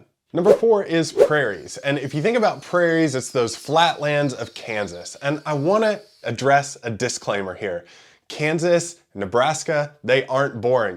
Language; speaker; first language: English; native; English